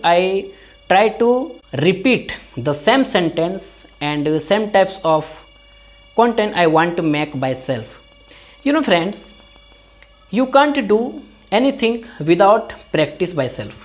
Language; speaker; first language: English; non-native, learner; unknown